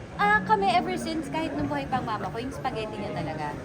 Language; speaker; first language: Filipino; native; Filipino